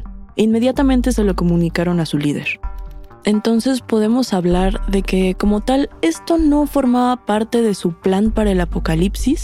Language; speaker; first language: Spanish; native; Spanish